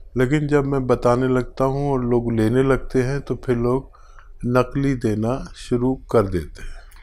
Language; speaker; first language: Hindi; native; Hindi